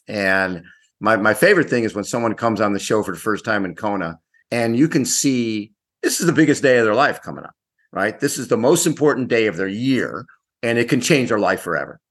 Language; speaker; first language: English; native; English